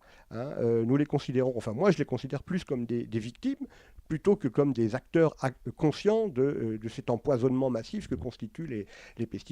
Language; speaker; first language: French; native; French